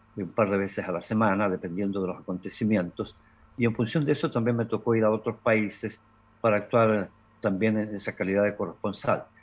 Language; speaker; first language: Spanish; native; Spanish